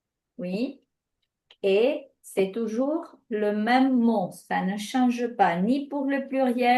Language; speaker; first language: French; non-native, fluent; Spanish